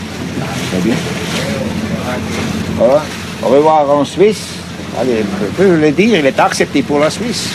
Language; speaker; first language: French; non-native, fluent; Swiss German